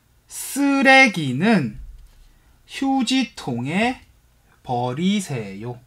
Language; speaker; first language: Korean; non-native, fluent; Chinese